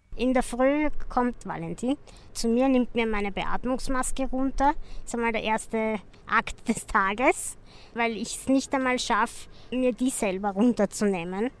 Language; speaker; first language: German; native; German